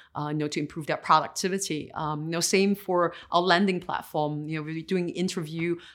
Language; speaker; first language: English; native; English